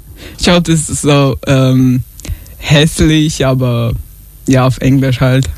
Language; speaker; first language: German; early bilingual, other home language; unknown